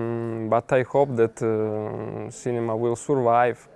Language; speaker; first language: English; non-native, fluent; Italian